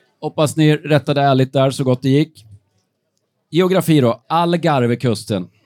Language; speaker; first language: Swedish; native; Swedish